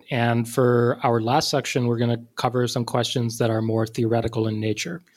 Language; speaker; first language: English; non-native, local second language; Urdu